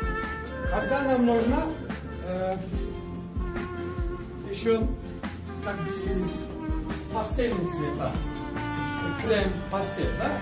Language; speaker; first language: Russian; non-native, learner; Turkish